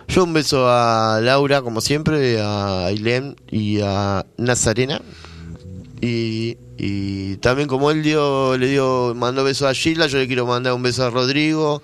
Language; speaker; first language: Spanish; native; Spanish